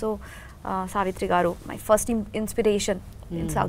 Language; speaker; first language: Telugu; non-native, learner; Bangla